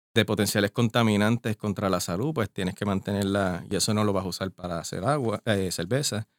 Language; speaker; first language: Spanish; native; Spanish